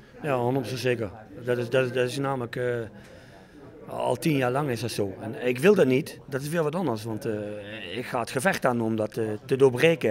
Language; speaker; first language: Dutch; native; Dutch